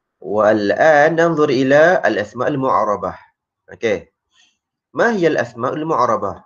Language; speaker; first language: Arabic; non-native, fluent; Malay